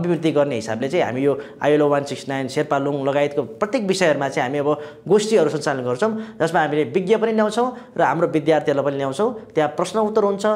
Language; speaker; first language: Nepali; non-native, local second language; Sherpa